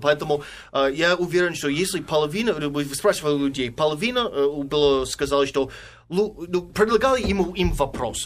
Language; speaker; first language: Russian; non-native, fluent; English